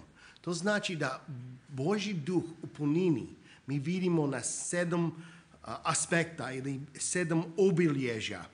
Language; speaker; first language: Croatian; non-native, fluent; English